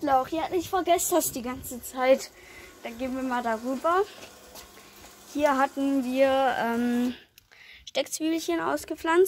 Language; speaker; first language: German; native; German